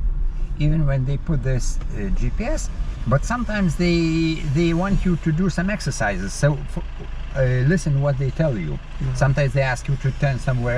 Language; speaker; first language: English; non-native, learner; Lithuanian